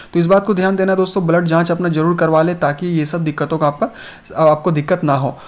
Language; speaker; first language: Hindi; native; Hindi